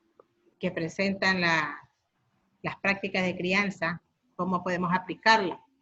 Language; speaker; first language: Spanish; native; Spanish